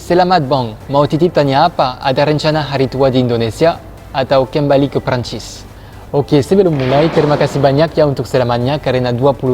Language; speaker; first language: Indonesian; non-native, fluent; French